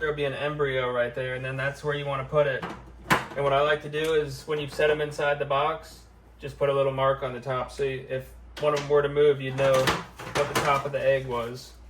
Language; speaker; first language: English; native; English